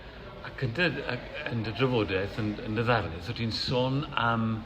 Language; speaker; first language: Welsh; native; Welsh